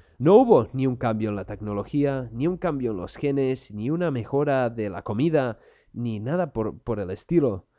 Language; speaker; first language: Spanish; non-native, local second language; Catalan